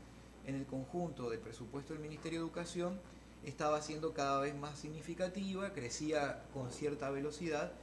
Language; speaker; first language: Spanish; native; Spanish